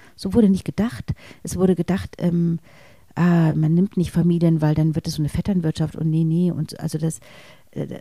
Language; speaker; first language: German; native; German